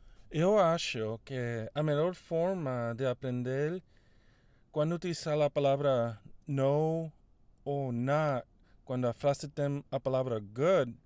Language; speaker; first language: Portuguese; non-native, fluent; Spanish